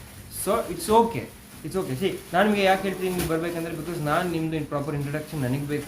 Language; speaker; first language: Kannada; non-native, local second language; Hindi